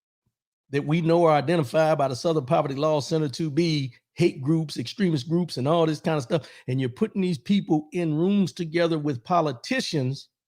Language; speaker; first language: English; native; English